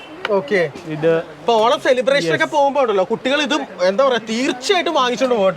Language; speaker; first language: Malayalam; native; Malayalam